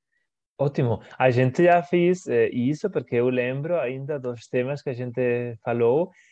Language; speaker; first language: Portuguese; non-native, fluent; Spanish